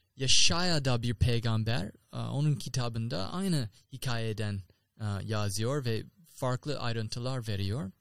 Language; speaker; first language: Turkish; non-native, learner; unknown